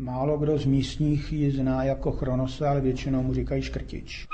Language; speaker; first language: Czech; native; Czech